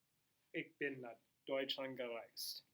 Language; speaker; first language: German; non-native, fluent; English